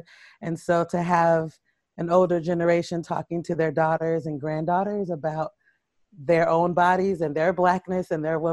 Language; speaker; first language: English; native; English